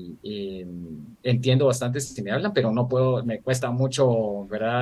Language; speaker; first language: Spanish; native; Spanish